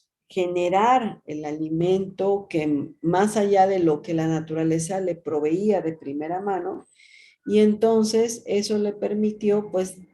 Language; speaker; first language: Spanish; native; Spanish